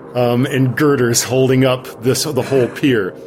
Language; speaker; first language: English; native; English